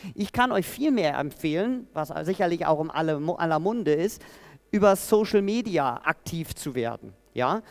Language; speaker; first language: German; native; German